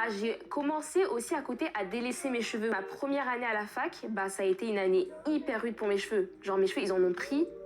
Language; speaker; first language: French; early bilingual, other home language; Fula